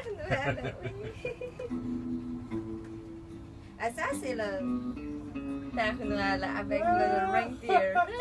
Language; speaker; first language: French; non-native, learner; Chinese